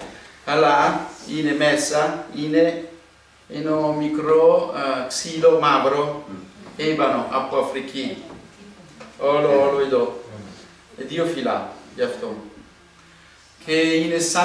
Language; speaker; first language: Greek; non-native, learner; Italian